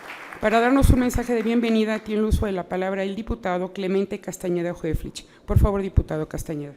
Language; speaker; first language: Spanish; native; Spanish